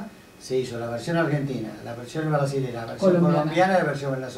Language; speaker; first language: Spanish; native; Spanish